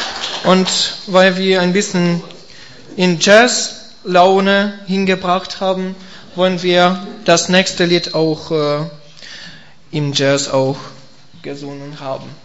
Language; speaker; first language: German; non-native, learner; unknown